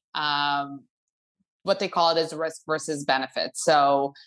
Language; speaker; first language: English; early bilingual, other home language; Hebrew